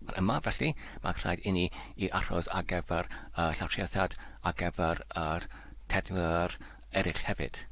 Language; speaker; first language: Welsh; non-native, learner; Polish